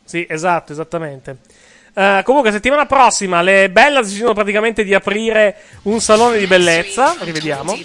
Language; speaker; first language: Italian; native; Italian